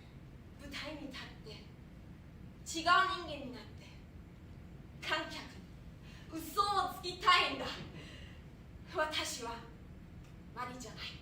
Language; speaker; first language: Japanese; non-native, fluent; German